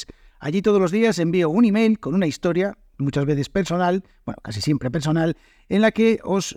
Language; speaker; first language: Spanish; native; Spanish